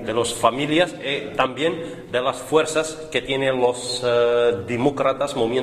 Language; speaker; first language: Spanish; non-native, learner; Arabic